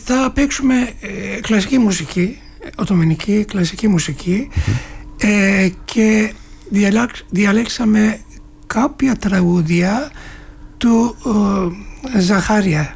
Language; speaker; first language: Greek; non-native, learner; Turkish